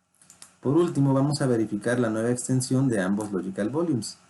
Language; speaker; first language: Spanish; native; Spanish